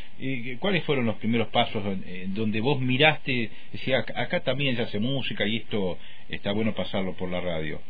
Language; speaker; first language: Spanish; native; Spanish